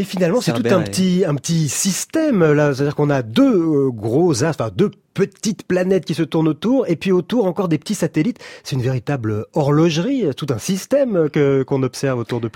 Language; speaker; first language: French; native; French